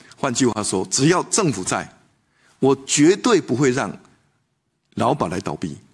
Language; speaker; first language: Chinese; native; Chinese